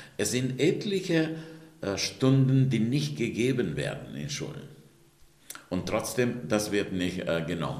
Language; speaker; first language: German; non-native, fluent; Romanian